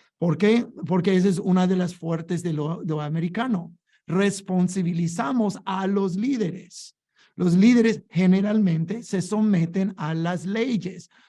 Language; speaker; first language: Spanish; non-native, fluent; English